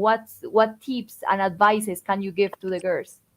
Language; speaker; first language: English; non-native, fluent; Spanish